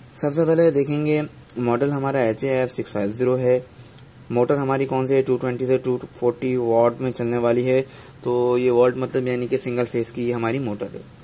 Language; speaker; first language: Urdu; native; Urdu